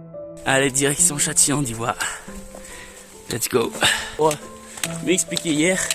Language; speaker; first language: French; native; French